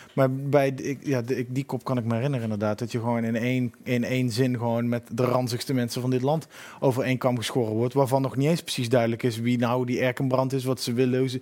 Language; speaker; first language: Dutch; native; Dutch